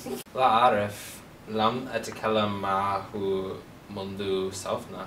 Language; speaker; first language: Arabic; non-native, learner; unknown